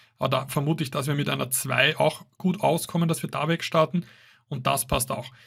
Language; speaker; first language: German; native; German